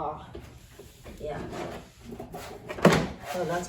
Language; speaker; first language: English; native; English